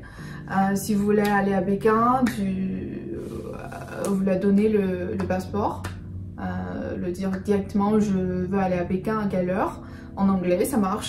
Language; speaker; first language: French; non-native, fluent; Chinese